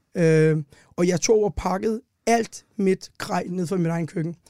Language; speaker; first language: Danish; early bilingual, other home language; Turkish